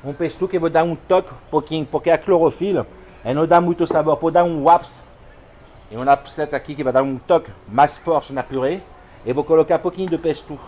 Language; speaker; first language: Portuguese; non-native, fluent; French